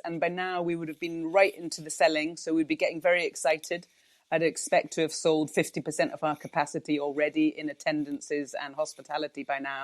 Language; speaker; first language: English; native; English